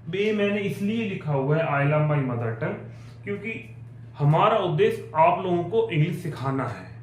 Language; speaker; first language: Hindi; native; Hindi